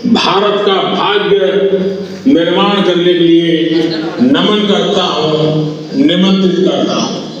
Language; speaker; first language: Hindi; native; Hindi